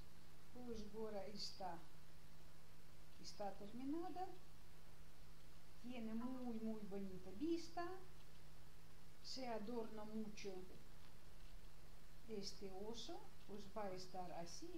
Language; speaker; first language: Spanish; non-native, learner; Russian